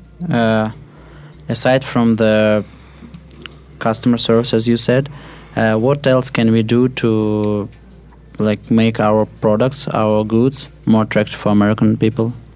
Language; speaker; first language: English; non-native, fluent; Russian